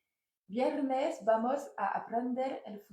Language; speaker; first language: Spanish; non-native, learner; French